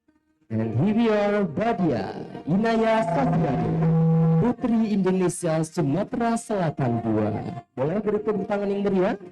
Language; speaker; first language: Indonesian; native; Indonesian